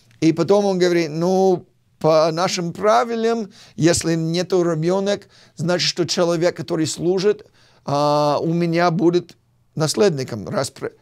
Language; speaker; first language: Russian; non-native, fluent; English